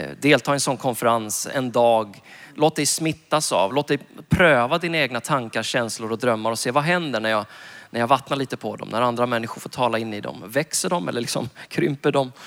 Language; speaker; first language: Swedish; native; Swedish